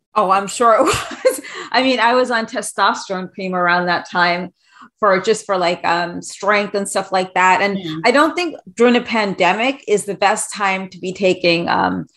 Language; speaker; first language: English; native; English